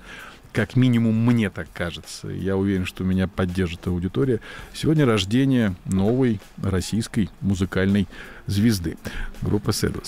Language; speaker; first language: Russian; native; Russian